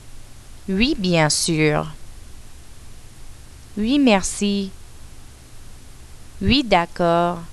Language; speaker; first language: French; non-native, fluent; English